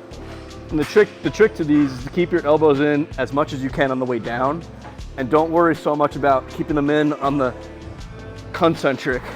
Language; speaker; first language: English; native; English